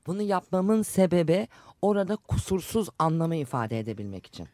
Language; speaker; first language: Turkish; native; Turkish